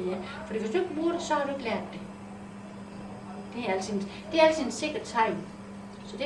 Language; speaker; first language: Danish; native; Danish